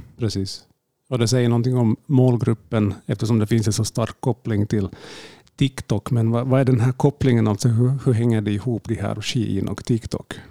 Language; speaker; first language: Swedish; native; Swedish